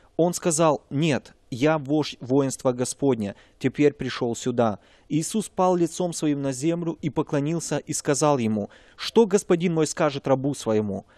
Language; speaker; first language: Russian; native; Russian